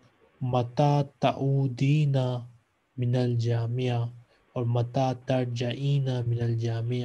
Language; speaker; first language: Arabic; non-native, fluent; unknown